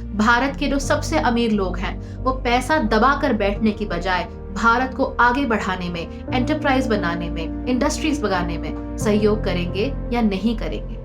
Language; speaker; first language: Hindi; native; Hindi